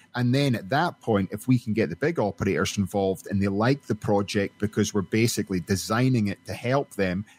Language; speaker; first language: English; native; English